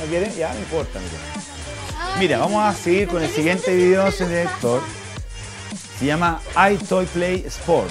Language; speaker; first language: Spanish; native; Spanish